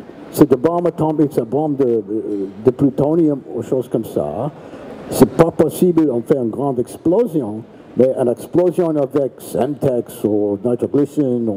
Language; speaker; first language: French; non-native, learner; English